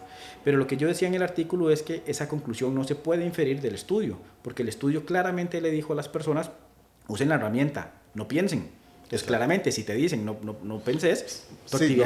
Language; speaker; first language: Spanish; native; Spanish